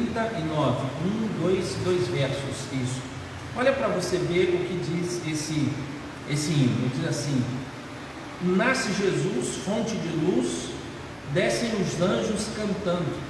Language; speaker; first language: Portuguese; native; Portuguese